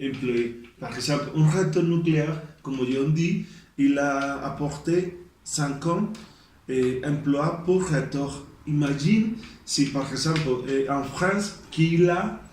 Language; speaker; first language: French; non-native, learner; Spanish